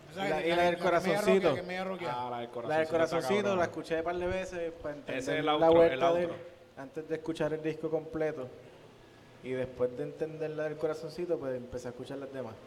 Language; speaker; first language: Spanish; native; Spanish